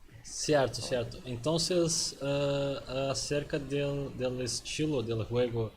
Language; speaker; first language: Spanish; non-native, learner; Portuguese